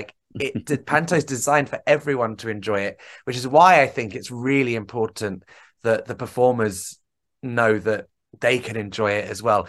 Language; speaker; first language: English; native; English